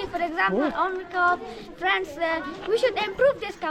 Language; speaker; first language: English; non-native, learner; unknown